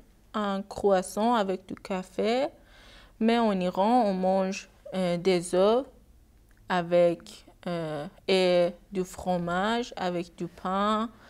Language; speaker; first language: French; non-native, learner; Persian